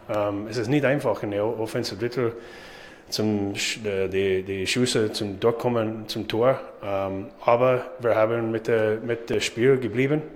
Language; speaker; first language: German; non-native, learner; English